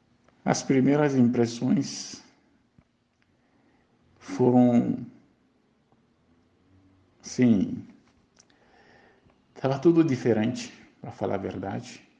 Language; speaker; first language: Portuguese; non-native, fluent; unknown